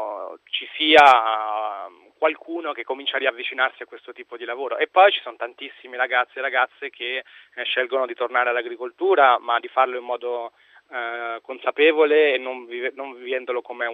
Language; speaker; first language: Italian; native; Italian